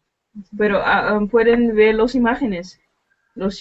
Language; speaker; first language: Spanish; non-native, learner; Dutch